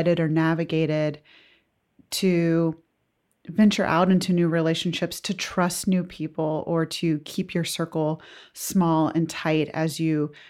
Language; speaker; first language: English; native; English